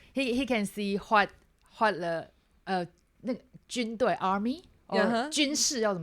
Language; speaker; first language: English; non-native, learner; Chinese